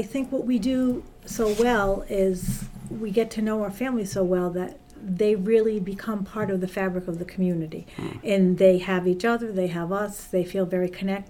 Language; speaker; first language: English; native; English